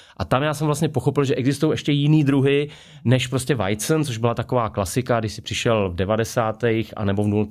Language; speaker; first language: Czech; native; Czech